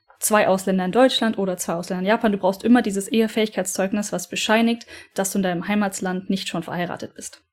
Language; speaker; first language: German; native; German